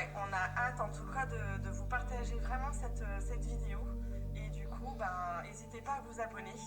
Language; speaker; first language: French; native; French